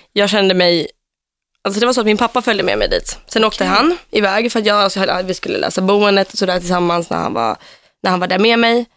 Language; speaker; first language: Swedish; early bilingual, heritage; Swedish